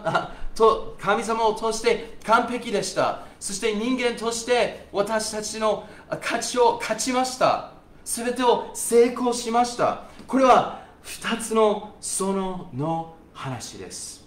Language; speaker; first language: Japanese; non-native, fluent; English